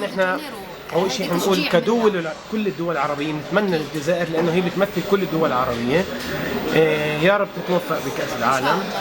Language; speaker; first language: Arabic; native; Arabic